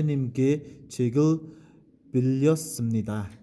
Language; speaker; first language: Korean; non-native, fluent; Mongolian